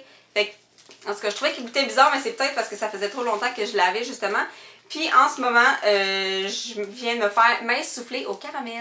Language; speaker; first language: French; native; French